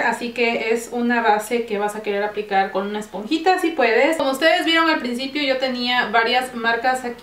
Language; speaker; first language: Spanish; early bilingual, heritage; Spanish